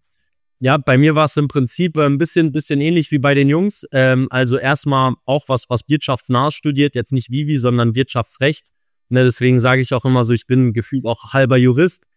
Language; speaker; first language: German; native; German